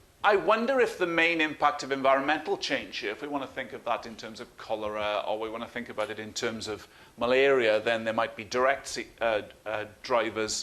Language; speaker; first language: English; native; English